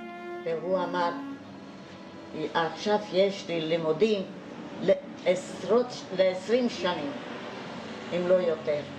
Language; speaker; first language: Hebrew; non-native, fluent; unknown